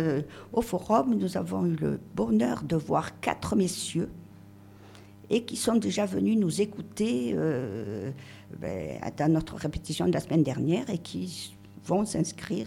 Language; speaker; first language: French; native; French